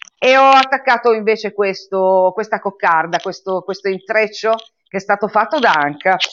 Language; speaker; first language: Italian; native; Italian